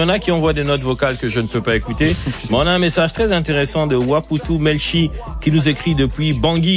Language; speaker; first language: French; native; French